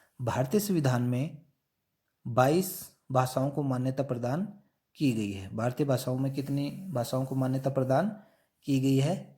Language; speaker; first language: Hindi; native; Hindi